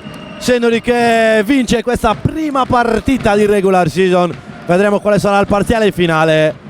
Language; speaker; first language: Italian; native; Italian